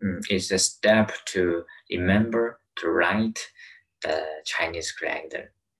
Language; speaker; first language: English; non-native, learner; Chinese